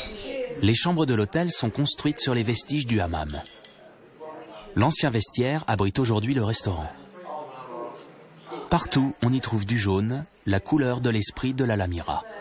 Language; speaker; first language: French; native; French